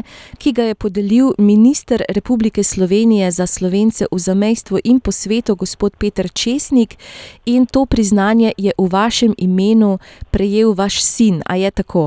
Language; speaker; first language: Slovenian; native; Slovenian